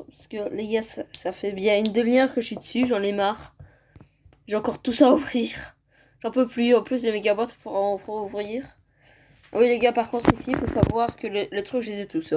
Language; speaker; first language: French; native; French